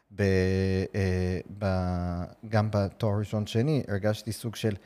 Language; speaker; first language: Hebrew; non-native, fluent; English